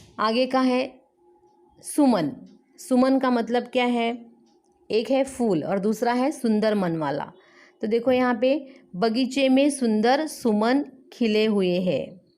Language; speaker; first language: Hindi; non-native, local second language; Marathi